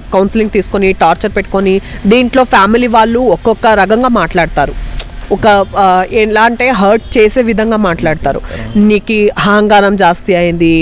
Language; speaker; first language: Telugu; non-native, local second language; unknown